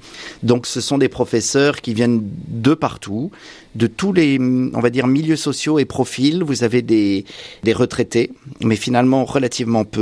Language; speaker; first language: French; native; French